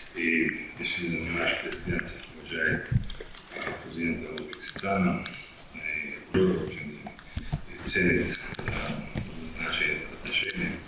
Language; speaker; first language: Russian; non-native, local second language; Chechen